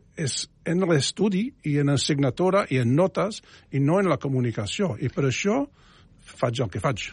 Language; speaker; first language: Catalan; non-native, fluent; English